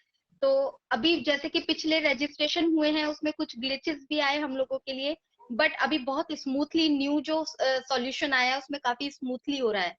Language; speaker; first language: Hindi; native; Hindi